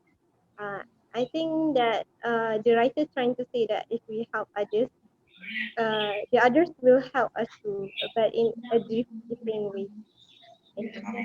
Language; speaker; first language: English; non-native, fluent; Malay